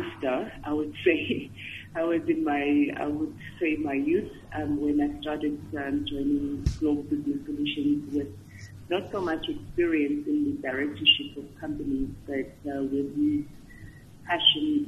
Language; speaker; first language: English; non-native, local second language; Xhosa